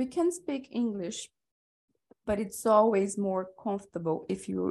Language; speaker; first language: English; non-native, fluent; Portuguese